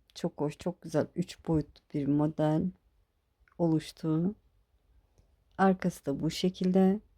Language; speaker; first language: Turkish; native; Turkish